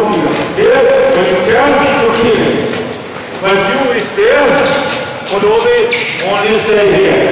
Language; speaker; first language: English; non-native, learner; Polish